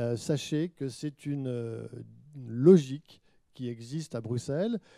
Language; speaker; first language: French; native; French